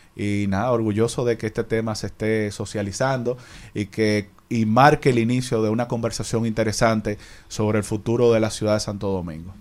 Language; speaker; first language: Spanish; native; Spanish